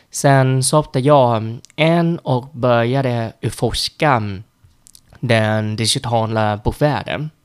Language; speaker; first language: Swedish; non-native, learner; Vietnamese